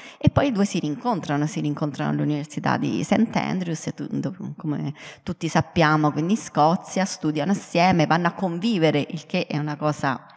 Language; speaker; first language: Italian; native; Italian